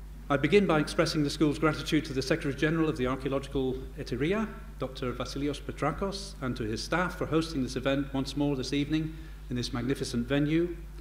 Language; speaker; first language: English; native; English